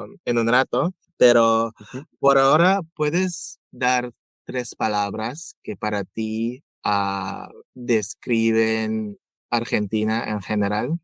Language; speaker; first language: Spanish; non-native, fluent; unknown